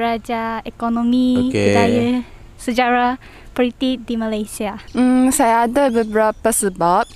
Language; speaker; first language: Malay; non-native, learner; Japanese